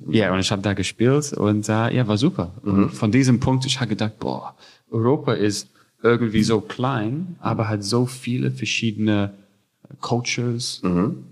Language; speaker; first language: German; non-native, fluent; English